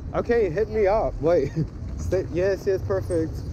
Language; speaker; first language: English; native; English